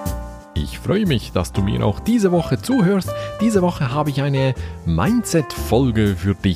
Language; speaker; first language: German; native; German